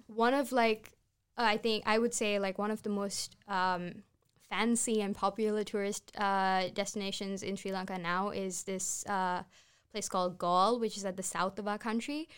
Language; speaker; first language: English; non-native, local second language; Sinhala